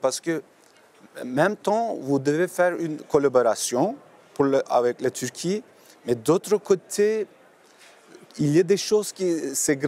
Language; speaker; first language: French; non-native, learner; Turkish